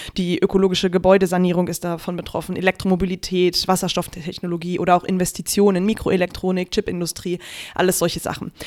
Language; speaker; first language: German; native; German